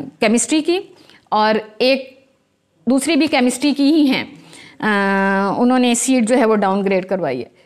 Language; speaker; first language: Urdu; non-native, local second language; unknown